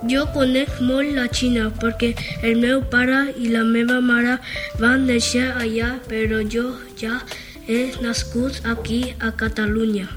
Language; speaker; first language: Catalan; early bilingual, other home language; Chinese